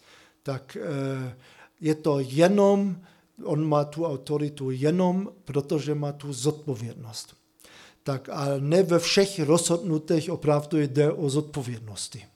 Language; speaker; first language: Czech; non-native, fluent; German